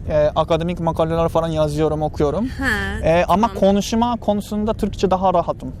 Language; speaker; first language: Turkish; non-native, learner; Japanese